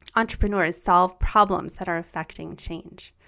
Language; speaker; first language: English; early bilingual, other home language; German